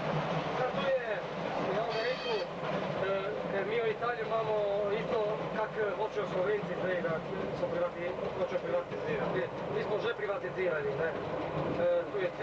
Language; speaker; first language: Slovenian; non-native, learner; Italian